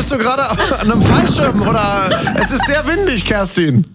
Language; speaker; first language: German; native; German